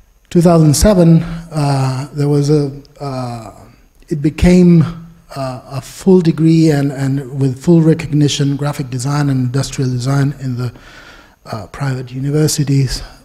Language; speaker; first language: English; non-native, fluent; Spanish